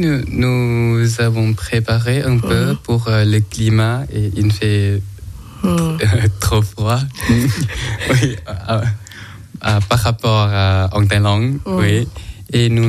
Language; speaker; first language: French; non-native, learner; Thai